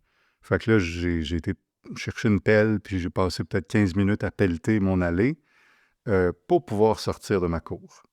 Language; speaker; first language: French; native; French